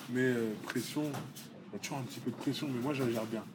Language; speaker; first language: French; native; French